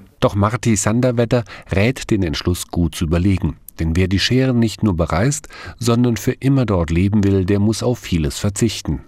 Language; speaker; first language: German; native; German